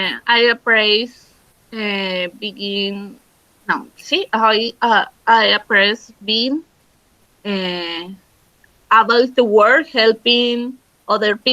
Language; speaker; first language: English; non-native, learner; Spanish